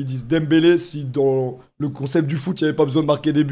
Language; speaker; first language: French; native; French